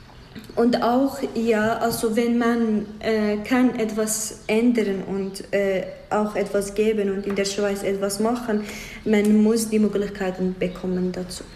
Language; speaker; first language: German; non-native, fluent; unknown